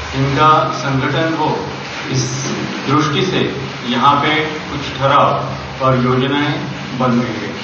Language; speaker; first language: Hindi; non-native, local second language; Konkani